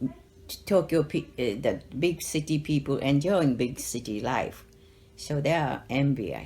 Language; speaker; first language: English; non-native, learner; Japanese